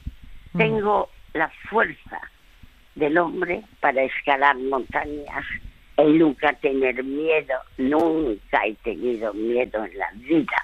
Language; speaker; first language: Spanish; early bilingual, other home language; French